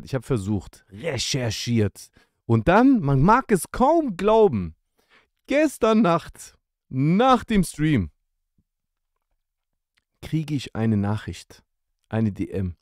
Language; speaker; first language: German; native; German